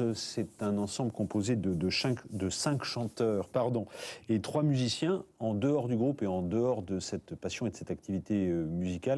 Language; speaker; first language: French; native; French